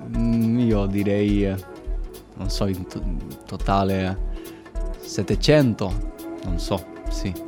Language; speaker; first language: Italian; non-native, fluent; Spanish